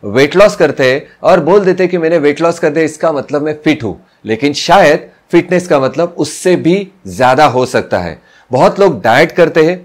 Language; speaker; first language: Hindi; non-native, local second language; Marathi